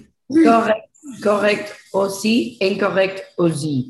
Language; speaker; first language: French; non-native, learner; Spanish